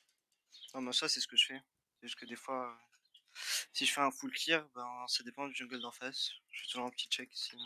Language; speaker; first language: French; native; French